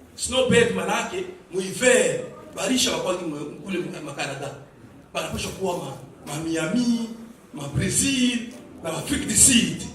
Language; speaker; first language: Swahili; native; Swahili